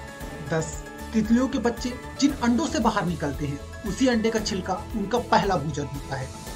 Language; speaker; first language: Hindi; native; Hindi